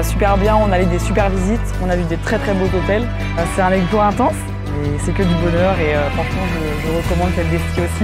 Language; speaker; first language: French; native; French